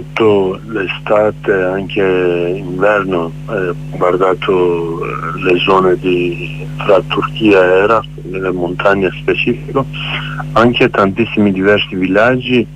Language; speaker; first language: Italian; non-native, learner; Kurdish